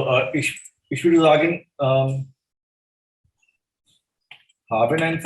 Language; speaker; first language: German; non-native, fluent; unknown